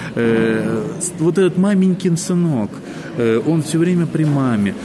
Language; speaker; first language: Russian; native; Russian